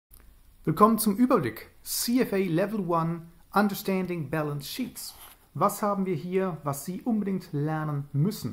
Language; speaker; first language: German; native; German